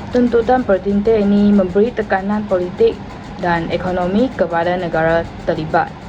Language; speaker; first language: Malay; non-native, local second language; Chinese